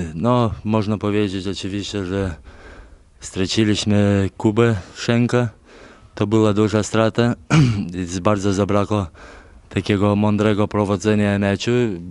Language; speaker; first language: Polish; non-native, fluent; Lithuanian